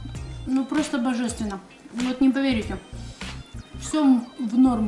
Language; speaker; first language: Russian; native; Russian